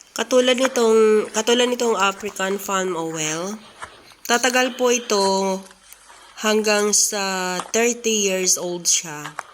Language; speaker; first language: Filipino; non-native, local second language; Hiligaynon